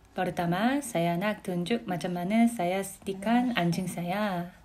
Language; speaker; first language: Malay; non-native, learner; Korean